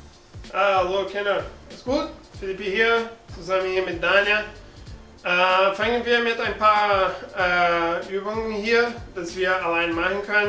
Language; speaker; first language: German; non-native, learner; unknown